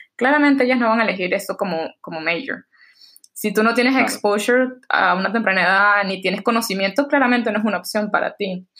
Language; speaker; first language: Spanish; native; Spanish